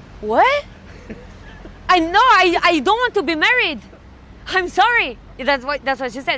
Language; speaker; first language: English; non-native, learner; French